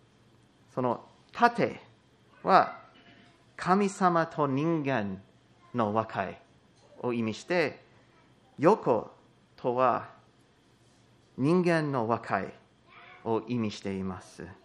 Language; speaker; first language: Japanese; non-native, fluent; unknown